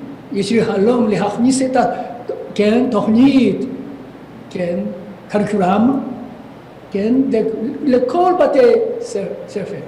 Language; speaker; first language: Hebrew; non-native, learner; Japanese